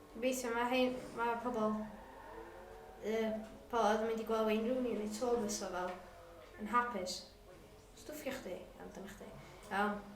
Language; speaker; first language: Welsh; native; Welsh